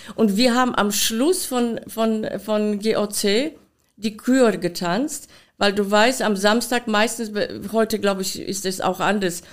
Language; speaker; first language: German; non-native, fluent; Polish